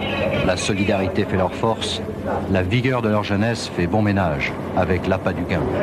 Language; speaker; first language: French; native; French